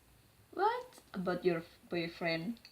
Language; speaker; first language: English; non-native, learner; Indonesian